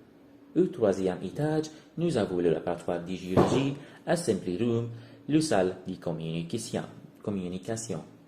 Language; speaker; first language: French; non-native, learner; Arabic